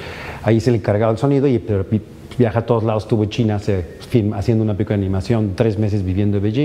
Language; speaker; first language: Spanish; native; Spanish